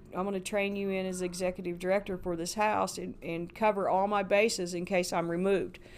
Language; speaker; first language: English; native; English